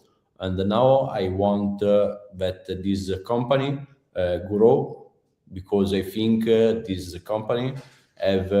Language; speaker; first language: English; non-native, learner; Italian